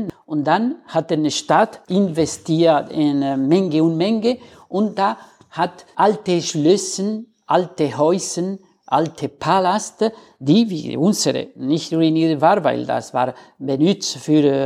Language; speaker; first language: German; non-native, fluent; Spanish